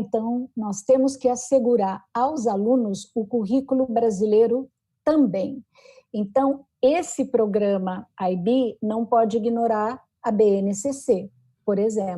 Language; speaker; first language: Portuguese; native; Portuguese